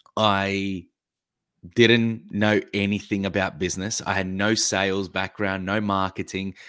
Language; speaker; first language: English; early bilingual, other home language; Italian